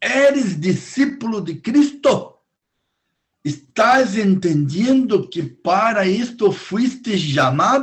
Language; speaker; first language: Spanish; non-native, fluent; Portuguese